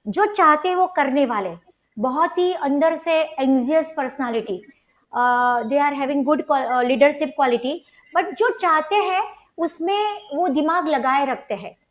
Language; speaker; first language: Hindi; non-native, local second language; Gujarati